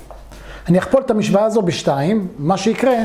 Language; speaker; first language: Hebrew; native; Hebrew